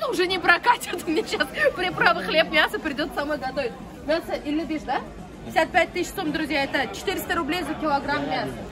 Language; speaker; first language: Russian; native; Russian